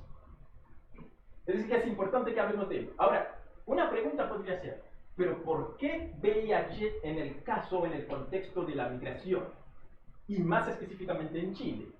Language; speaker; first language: Spanish; non-native, fluent; Haitian Creole